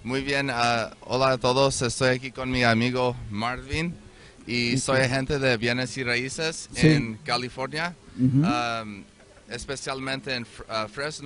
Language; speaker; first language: Spanish; early bilingual, heritage; Spanish